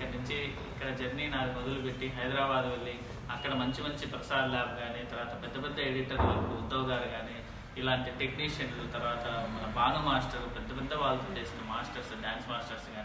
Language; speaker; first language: Telugu; native; Telugu